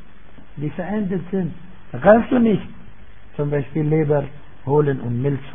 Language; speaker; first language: German; non-native, fluent; Arabic